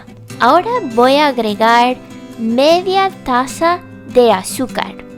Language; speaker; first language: Spanish; non-native, fluent; English